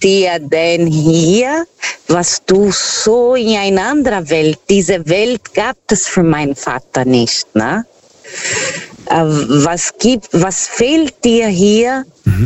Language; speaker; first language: German; non-native, fluent; Portuguese